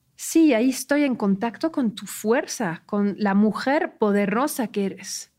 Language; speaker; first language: Spanish; non-native, fluent; French